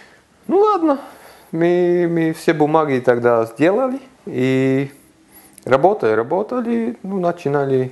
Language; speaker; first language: Russian; non-native, local second language; Lithuanian